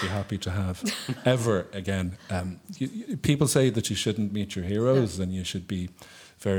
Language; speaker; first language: English; native; English